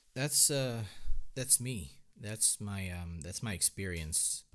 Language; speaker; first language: English; non-native, local second language; Filipino